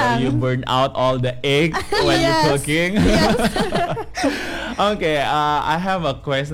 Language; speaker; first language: English; non-native, fluent; Indonesian